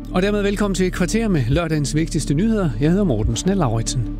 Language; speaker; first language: Danish; native; Danish